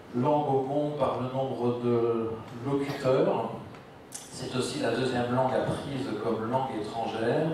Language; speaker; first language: French; native; French